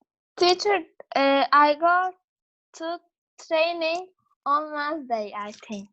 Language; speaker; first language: English; non-native, learner; Turkish